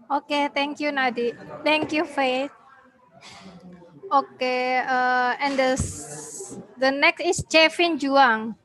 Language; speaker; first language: English; non-native, learner; Indonesian